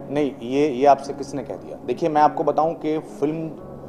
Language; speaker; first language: Hindi; native; Hindi